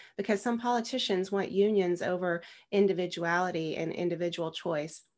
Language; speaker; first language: English; native; English